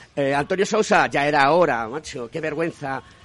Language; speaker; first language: Spanish; native; Spanish